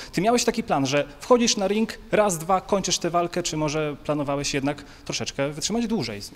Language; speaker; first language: Polish; native; Polish